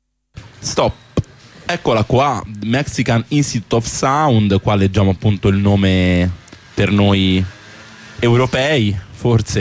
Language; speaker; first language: Italian; native; Italian